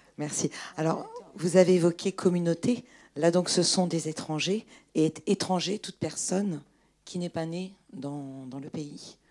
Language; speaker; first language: French; native; French